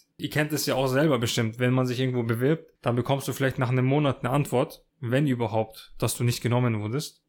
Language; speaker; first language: German; early bilingual, other home language; Turkish